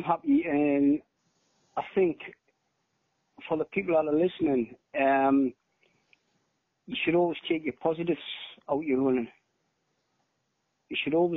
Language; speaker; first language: English; native; English